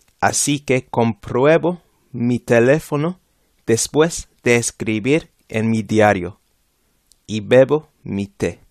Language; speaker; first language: Spanish; non-native, fluent; English